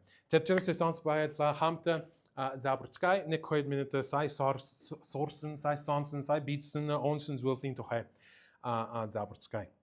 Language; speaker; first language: Mongolian; non-native, learner; English